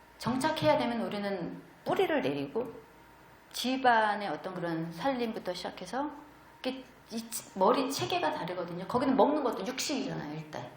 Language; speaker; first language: Korean; native; Korean